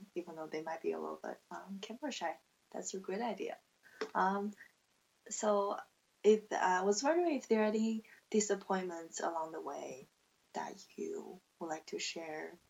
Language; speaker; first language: English; non-native, fluent; Chinese